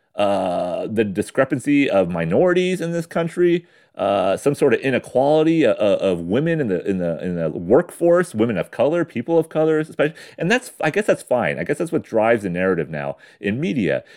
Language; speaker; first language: English; native; English